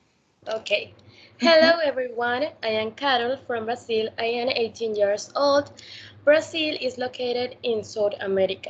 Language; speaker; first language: English; non-native, learner; Spanish